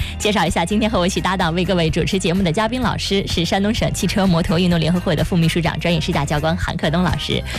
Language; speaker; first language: Chinese; native; Chinese